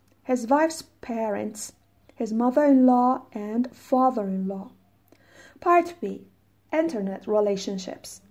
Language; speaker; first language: English; non-native, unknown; Persian